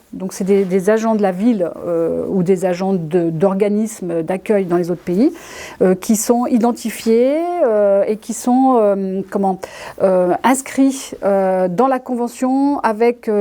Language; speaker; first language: French; native; French